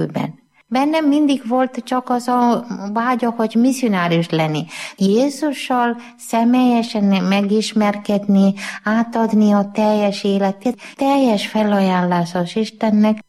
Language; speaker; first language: Hungarian; non-native, learner; Malayalam